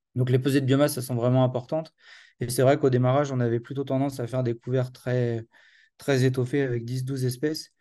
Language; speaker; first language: French; native; French